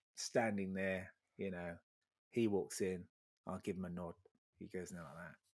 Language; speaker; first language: English; native; English